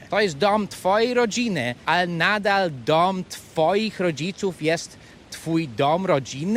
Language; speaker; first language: Polish; non-native, fluent; English